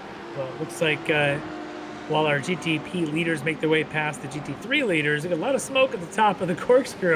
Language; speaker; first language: English; native; English